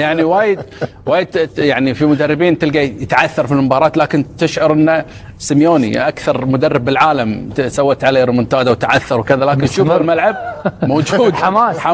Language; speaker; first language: Arabic; native; Arabic